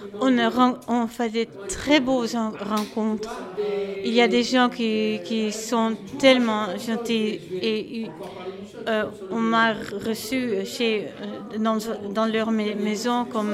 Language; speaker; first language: French; non-native, learner; Dutch